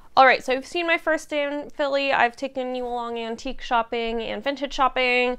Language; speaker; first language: English; native; English